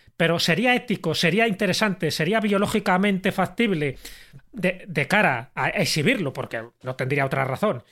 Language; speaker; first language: Spanish; native; Spanish